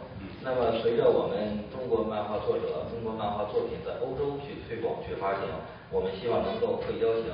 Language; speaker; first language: Chinese; native; Chinese